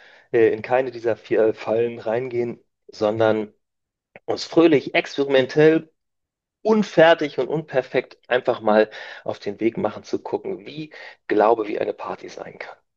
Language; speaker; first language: German; native; German